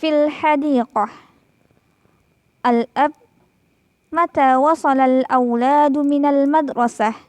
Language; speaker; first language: Arabic; non-native, fluent; Indonesian